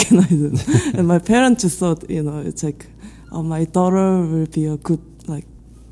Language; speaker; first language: English; non-native, fluent; Korean